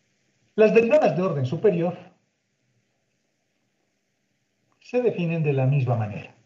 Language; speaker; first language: Spanish; native; Spanish